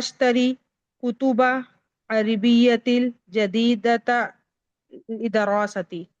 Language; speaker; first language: Arabic; non-native, learner; Urdu